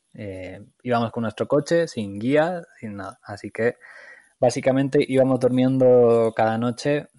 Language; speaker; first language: Spanish; native; Spanish